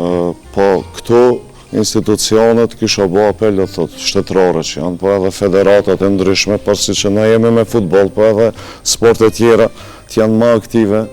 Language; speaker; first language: Albanian; native; Albanian